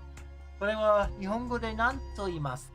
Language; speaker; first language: Japanese; non-native, learner; English